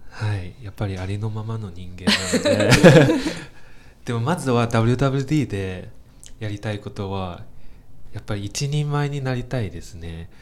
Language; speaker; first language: Japanese; non-native, fluent; Chinese